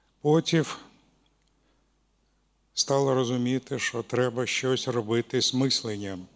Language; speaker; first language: Ukrainian; non-native, local second language; Russian